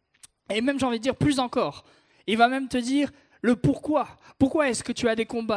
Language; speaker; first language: French; native; French